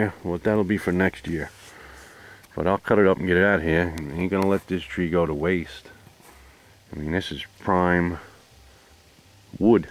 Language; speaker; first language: English; native; English